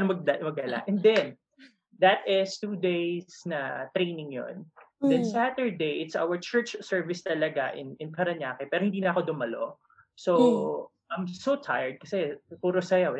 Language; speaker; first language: English; non-native, local second language; Filipino